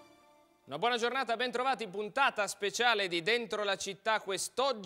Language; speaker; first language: Italian; native; Italian